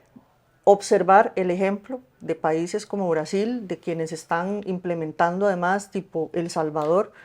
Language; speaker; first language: Spanish; native; Spanish